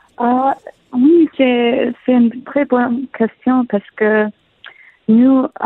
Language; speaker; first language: French; non-native, learner; Arabic